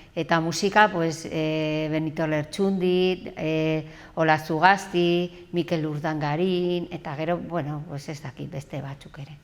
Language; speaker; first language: Basque; non-native, local second language; Spanish